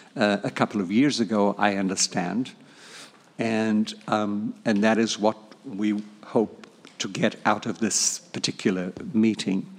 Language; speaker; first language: English; non-native, fluent; Portuguese